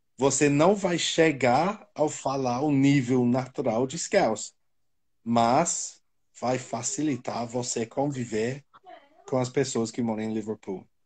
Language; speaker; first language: Portuguese; non-native, fluent; English